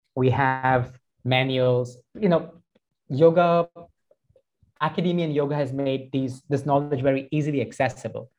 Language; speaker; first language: English; non-native, local second language; Hindi